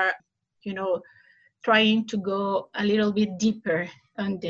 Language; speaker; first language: English; non-native, fluent; Spanish